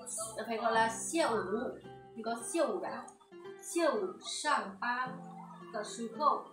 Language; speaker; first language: Chinese; non-native, fluent; Vietnamese